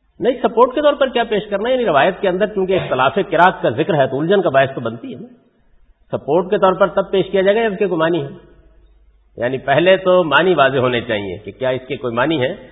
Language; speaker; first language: Urdu; non-native, local second language; Punjabi